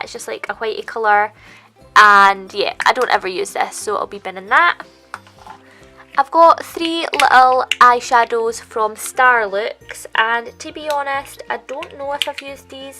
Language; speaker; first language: English; native; English